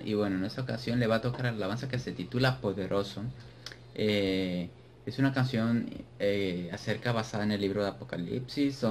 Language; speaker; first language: Spanish; native; Spanish